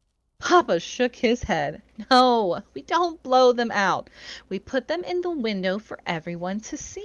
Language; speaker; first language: English; native; English